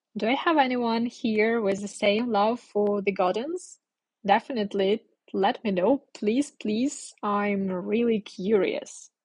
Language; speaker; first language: English; non-native, fluent; Ukrainian